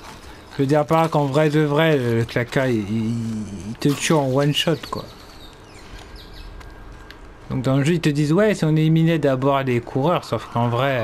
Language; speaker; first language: French; native; French